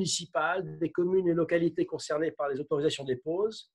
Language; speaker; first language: French; native; French